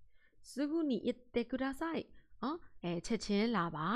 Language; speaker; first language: Japanese; non-native, fluent; Burmese